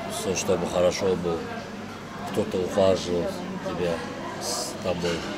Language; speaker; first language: Russian; non-native, local second language; Uzbek